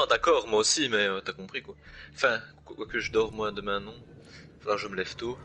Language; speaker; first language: French; native; French